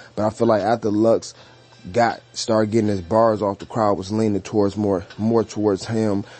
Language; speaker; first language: English; native; English